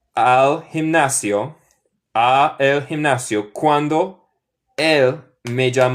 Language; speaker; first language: Spanish; non-native, fluent; English